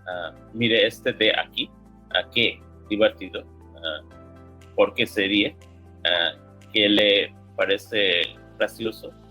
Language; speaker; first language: Spanish; non-native, learner; English